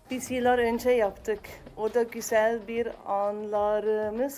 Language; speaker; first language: Turkish; non-native, learner; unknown